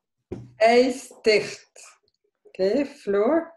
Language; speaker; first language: Dutch; non-native, fluent; Arabic